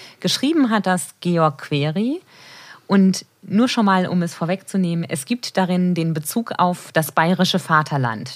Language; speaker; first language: German; native; German